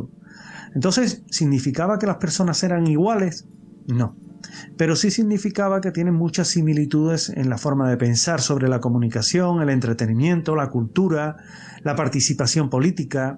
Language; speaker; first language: Spanish; native; Spanish